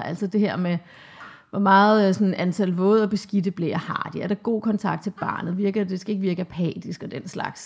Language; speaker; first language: Danish; native; Danish